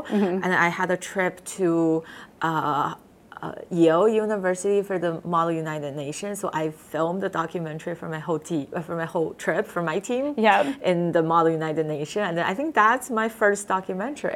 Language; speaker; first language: English; non-native, fluent; Chinese